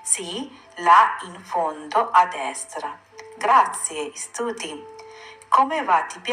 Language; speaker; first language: Italian; non-native, fluent; Sinhala